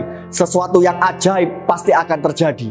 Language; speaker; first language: Indonesian; native; Indonesian